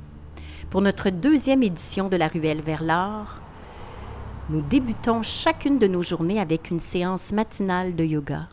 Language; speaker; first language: French; native; French